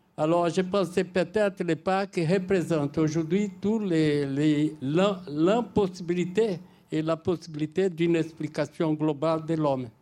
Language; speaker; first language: French; non-native, fluent; Portuguese